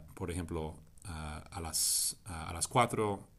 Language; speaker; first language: Spanish; non-native, fluent; English